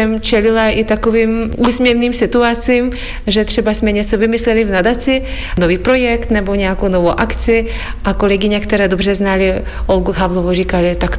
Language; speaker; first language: Czech; non-native, fluent; Lithuanian